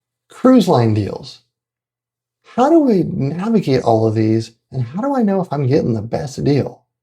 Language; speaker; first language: English; native; English